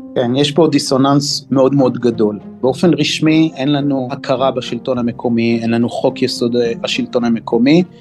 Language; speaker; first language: Hebrew; native; Hebrew